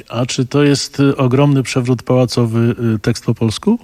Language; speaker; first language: Polish; native; Polish